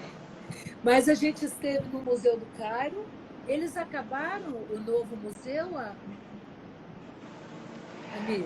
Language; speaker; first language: Portuguese; native; Portuguese